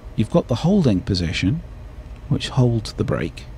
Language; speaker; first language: English; native; English